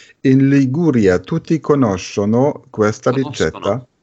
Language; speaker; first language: Italian; non-native, fluent; German